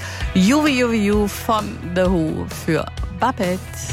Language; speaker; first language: German; native; German